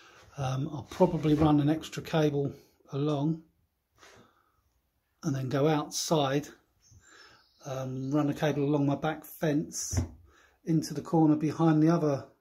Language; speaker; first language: English; native; English